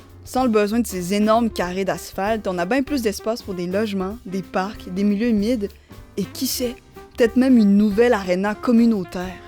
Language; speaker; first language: French; native; French